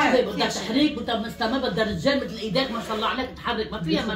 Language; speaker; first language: Arabic; native; Arabic